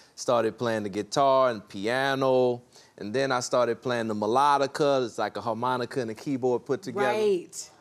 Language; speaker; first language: English; native; English